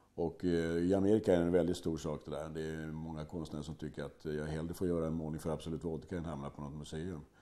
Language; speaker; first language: Swedish; early bilingual, other home language; Finnish